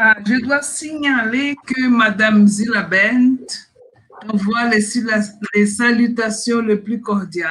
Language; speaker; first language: French; non-native, fluent; Portuguese